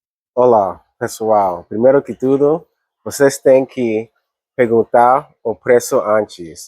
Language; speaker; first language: Portuguese; non-native, learner; English